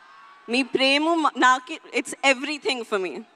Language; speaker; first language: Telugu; non-native, learner; Hindi